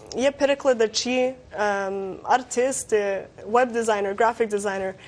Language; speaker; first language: Ukrainian; early bilingual, heritage; Ukrainian